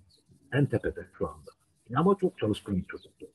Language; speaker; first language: Turkish; native; Turkish